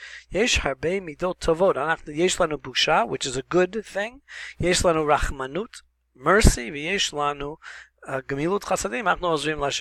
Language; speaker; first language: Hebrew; non-native, fluent; English